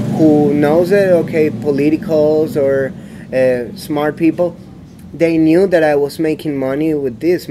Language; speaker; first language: English; non-native, fluent; Spanish